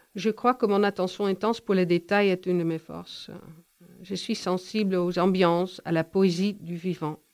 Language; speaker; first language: French; non-native, fluent; Dutch